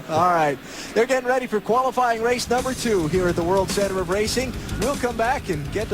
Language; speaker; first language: English; native; English